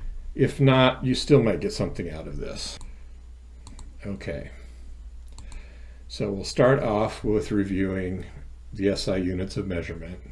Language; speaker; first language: English; native; English